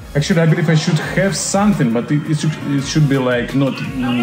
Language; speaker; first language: English; non-native, fluent; Russian